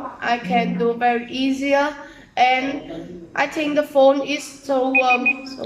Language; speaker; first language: English; non-native, learner; Vietnamese